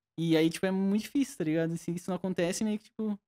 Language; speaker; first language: Portuguese; native; Portuguese